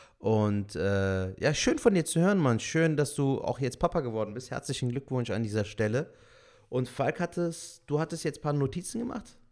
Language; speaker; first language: German; early bilingual, other home language; Turkish